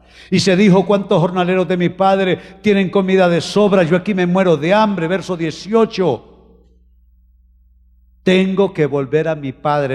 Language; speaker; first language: Spanish; native; Spanish